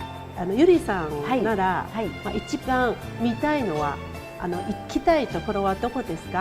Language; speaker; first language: Japanese; non-native, fluent; Chinese